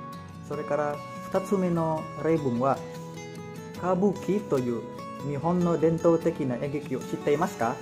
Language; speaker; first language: Japanese; non-native, learner; Indonesian